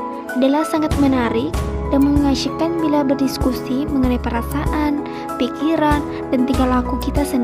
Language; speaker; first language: Indonesian; native; Indonesian